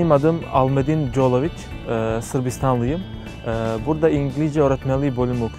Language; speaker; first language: Turkish; non-native, fluent; Serbian